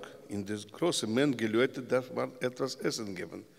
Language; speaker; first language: German; non-native, learner; Russian